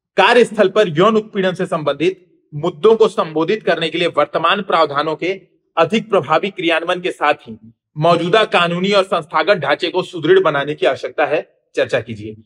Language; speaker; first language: Hindi; native; Hindi